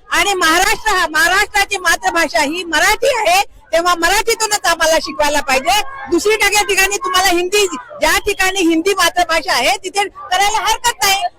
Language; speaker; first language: Marathi; native; Marathi